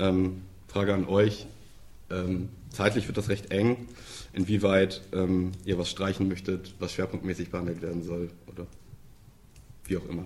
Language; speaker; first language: German; native; German